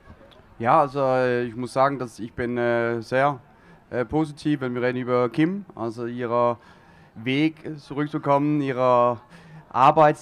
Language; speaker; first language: German; non-native, fluent; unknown